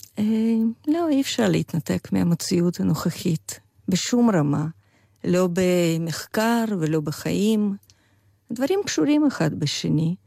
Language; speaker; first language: Hebrew; non-native, fluent; Russian